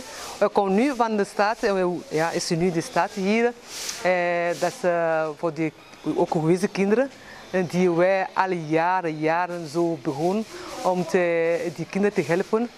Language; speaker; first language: Dutch; non-native, learner; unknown